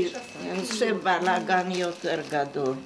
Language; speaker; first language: Hebrew; non-native, fluent; Czech